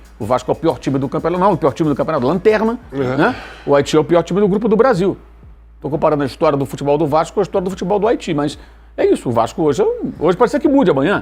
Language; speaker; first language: Portuguese; native; Portuguese